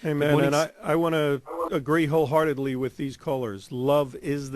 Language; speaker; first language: English; native; English